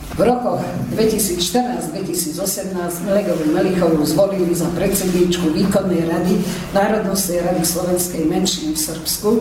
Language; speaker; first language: Slovak; early bilingual, heritage; Slovak